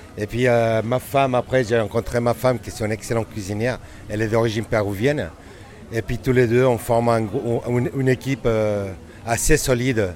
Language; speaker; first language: French; non-native, fluent; Spanish